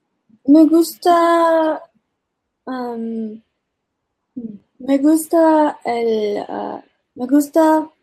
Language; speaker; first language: Spanish; early bilingual, heritage; English